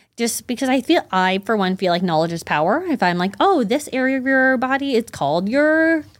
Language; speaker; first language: English; early bilingual, other home language; Chinese